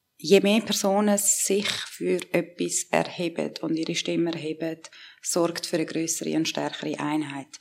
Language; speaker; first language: German; early bilingual, other home language; Persian